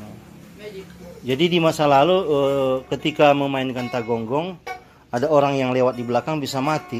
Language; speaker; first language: Indonesian; native; Indonesian